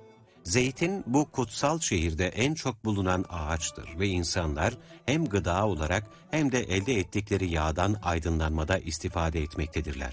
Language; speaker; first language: Turkish; native; Turkish